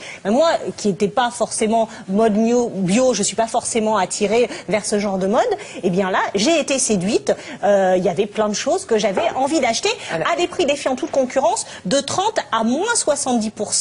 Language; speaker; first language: French; native; French